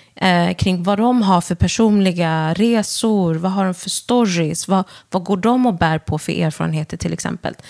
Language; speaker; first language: Swedish; early bilingual, other home language; Wolof